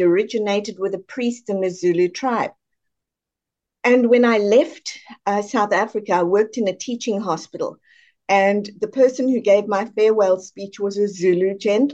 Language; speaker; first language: English; native; English